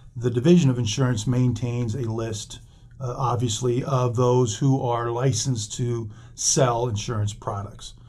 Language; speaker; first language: English; native; English